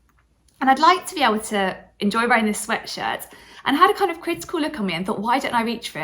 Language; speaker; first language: English; native; English